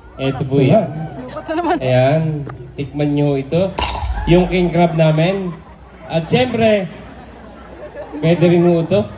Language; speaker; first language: Filipino; native; Filipino